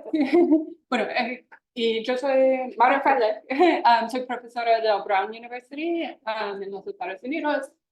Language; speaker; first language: Spanish; non-native, fluent; English